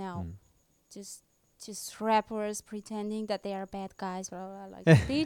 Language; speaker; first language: English; non-native, fluent; Romanian